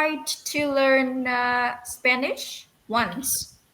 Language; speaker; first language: English; non-native, fluent; Vietnamese